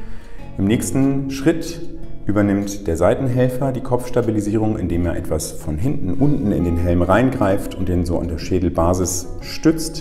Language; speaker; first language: German; native; German